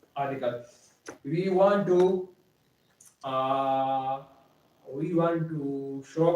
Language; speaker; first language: English; non-native, learner; Pashto